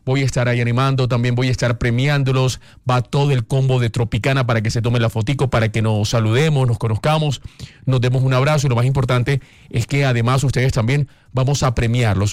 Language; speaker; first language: Spanish; native; Spanish